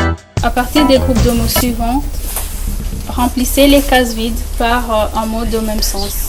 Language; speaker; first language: French; non-native, local second language; Comorian